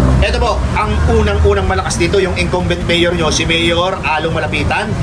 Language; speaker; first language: Filipino; native; Filipino